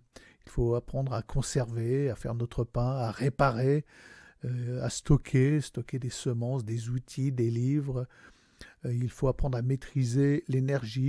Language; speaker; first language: French; native; French